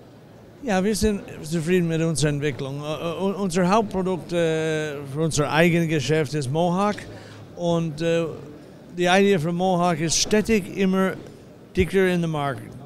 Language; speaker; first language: German; non-native, fluent; English